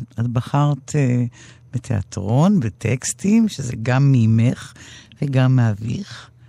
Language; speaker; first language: Hebrew; native; Hebrew